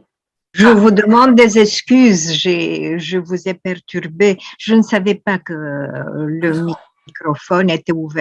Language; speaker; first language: French; non-native, fluent; Romanian